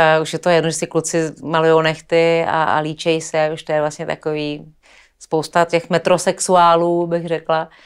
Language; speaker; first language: Czech; native; Czech